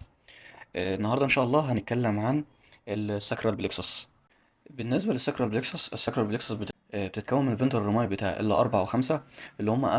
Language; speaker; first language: Arabic; native; Arabic